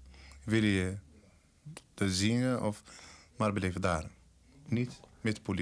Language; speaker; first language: Dutch; non-native, learner; Berber languages